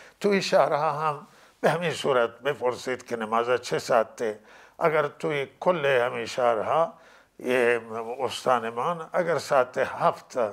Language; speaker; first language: Persian; non-native, local second language; Baluchi